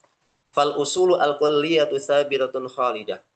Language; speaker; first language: Arabic; non-native, fluent; Indonesian